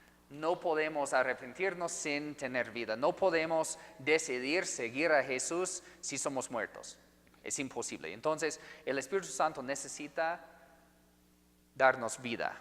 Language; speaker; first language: Spanish; non-native, fluent; English